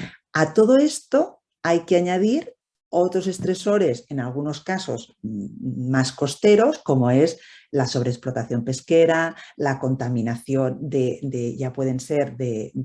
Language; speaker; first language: Spanish; native; Spanish